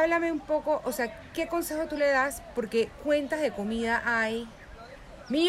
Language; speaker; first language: Spanish; native; Spanish